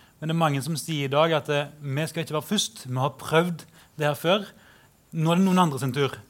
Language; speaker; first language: Norwegian; native; Norwegian